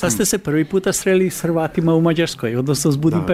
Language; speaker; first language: Serbian; native; Serbian